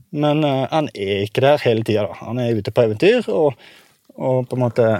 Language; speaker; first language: Norwegian; native; Norwegian